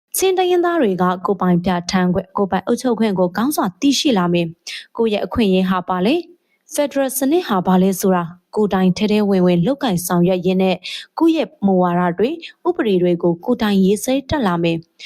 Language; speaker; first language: Burmese; non-native, local second language; Hakha Chin